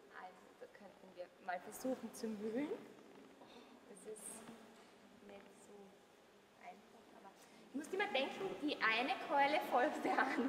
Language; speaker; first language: German; native; German